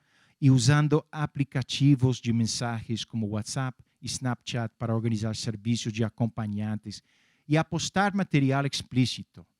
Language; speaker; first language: Portuguese; non-native, fluent; English